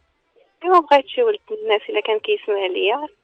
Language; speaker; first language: Arabic; native; Arabic